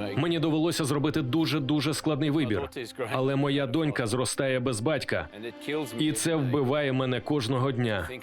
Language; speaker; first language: Ukrainian; non-native, fluent; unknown